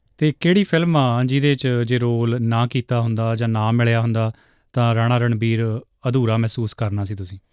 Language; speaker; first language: Punjabi; native; Punjabi